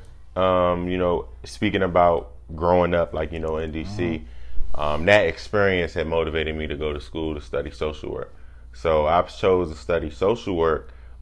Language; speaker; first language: English; native; English